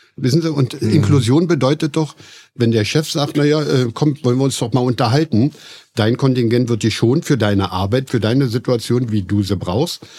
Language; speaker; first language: German; native; German